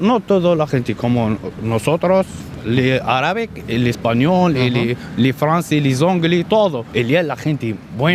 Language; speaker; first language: Spanish; non-native, learner; Arabic